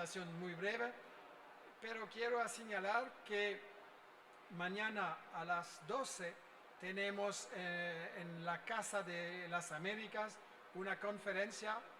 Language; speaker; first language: Spanish; non-native, fluent; French